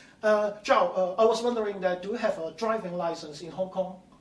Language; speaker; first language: English; non-native, local second language; Cantonese